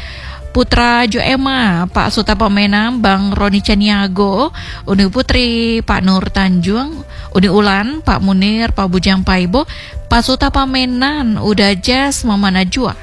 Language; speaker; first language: Indonesian; non-native, local second language; Minangkabau